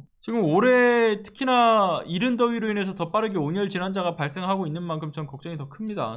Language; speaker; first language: Korean; native; Korean